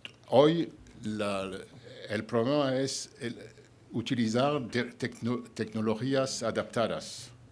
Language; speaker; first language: Spanish; non-native, fluent; French